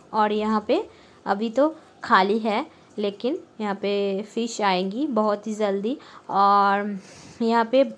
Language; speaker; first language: Hindi; non-native, local second language; Bangla